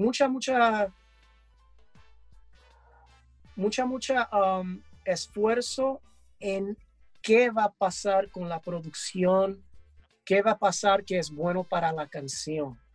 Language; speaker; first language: Spanish; early bilingual, heritage; English